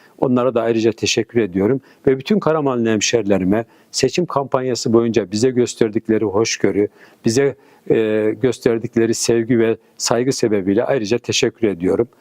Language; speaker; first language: Turkish; native; Turkish